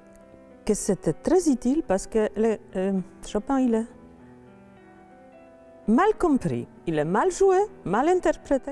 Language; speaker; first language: French; non-native, fluent; Polish